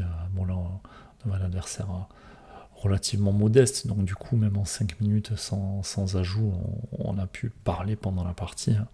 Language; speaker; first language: French; native; French